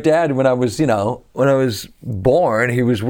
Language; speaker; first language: English; native; English